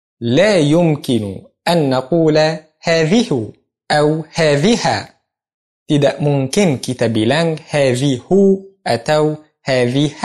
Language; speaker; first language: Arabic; non-native, fluent; Indonesian